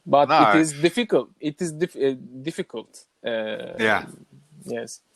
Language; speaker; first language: English; non-native, learner; Turkish